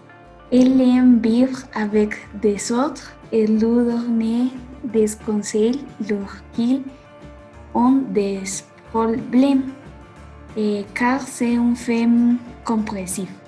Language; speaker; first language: French; non-native, learner; Spanish